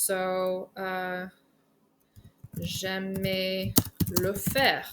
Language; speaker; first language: French; non-native, fluent; English